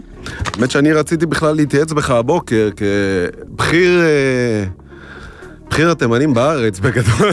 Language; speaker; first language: Hebrew; native; Hebrew